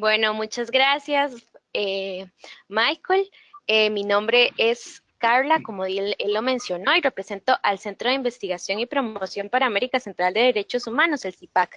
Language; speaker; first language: Spanish; native; Spanish